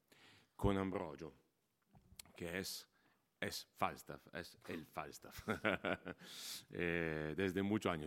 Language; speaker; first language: Spanish; non-native, fluent; Italian